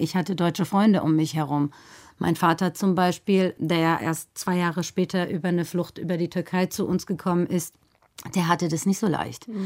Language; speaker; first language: German; early bilingual, other home language; Persian